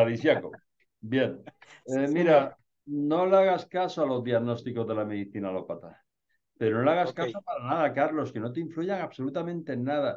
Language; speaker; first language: Spanish; native; Spanish